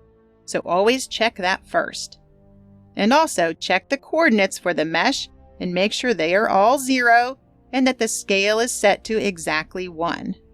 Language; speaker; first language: English; native; English